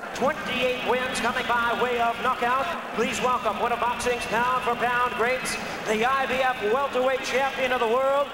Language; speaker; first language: English; native; English